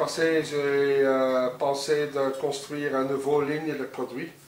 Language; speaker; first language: French; non-native, local second language; Dutch